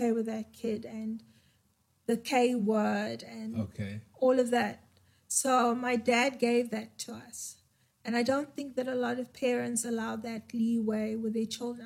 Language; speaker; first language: English; native; English